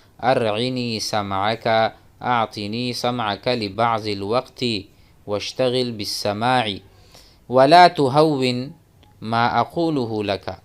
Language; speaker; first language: Arabic; non-native, fluent; Urdu